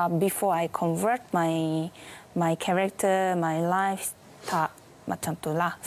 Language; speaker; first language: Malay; non-native, learner; Korean